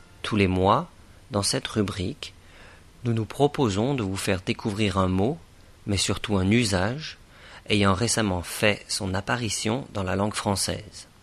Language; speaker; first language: French; native; French